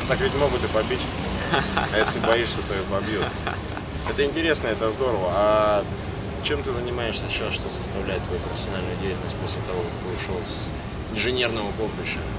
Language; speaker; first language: Russian; native; Russian